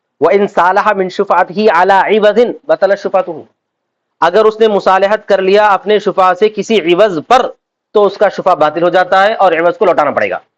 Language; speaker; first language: Urdu; native; Urdu